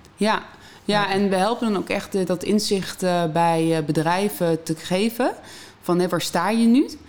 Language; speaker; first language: Dutch; native; Dutch